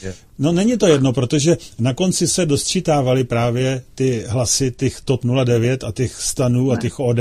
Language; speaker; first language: Czech; native; Czech